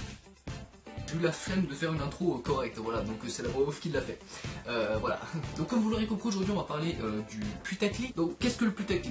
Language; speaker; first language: French; native; French